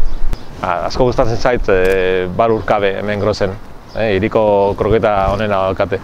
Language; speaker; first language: Basque; non-native, local second language; Spanish